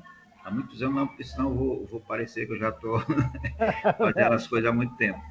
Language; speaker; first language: Portuguese; native; Portuguese